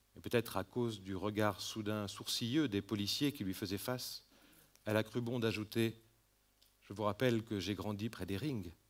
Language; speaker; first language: French; native; French